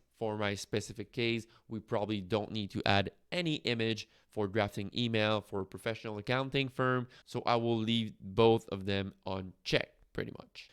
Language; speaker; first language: English; non-native, fluent; French